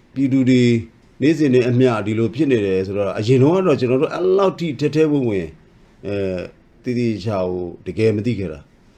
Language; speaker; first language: Burmese; non-native, local second language; S'gaw Karen